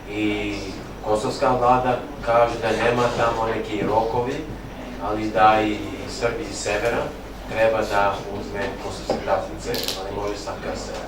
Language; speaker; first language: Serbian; non-native, local second language; Albanian